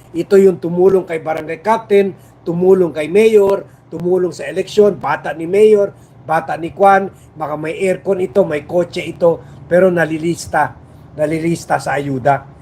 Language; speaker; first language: Filipino; non-native, local second language; Chavacano